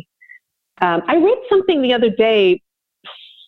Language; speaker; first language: English; native; English